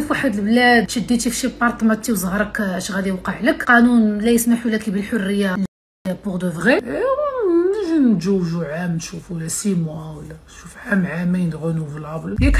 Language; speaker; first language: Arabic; native; Arabic